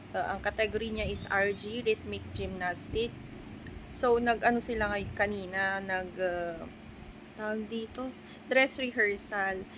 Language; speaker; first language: Filipino; non-native, local second language; Iloko